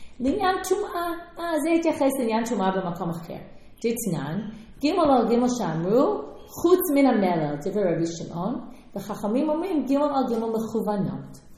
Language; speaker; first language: Hebrew; non-native, fluent; English